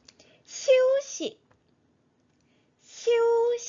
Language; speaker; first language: Chinese; non-native, fluent; Korean